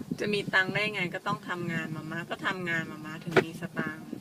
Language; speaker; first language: Thai; native; Thai